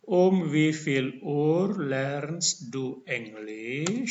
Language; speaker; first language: German; non-native, fluent; Indonesian